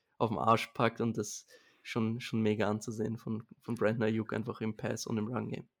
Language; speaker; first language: German; native; German